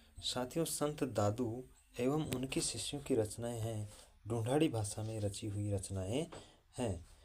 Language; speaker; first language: Hindi; native; Hindi